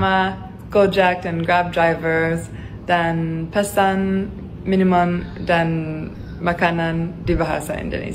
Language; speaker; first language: Indonesian; non-native, learner; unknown